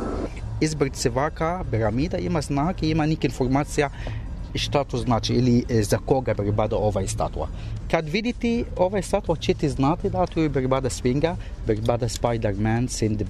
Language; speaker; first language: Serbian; non-native, learner; Arabic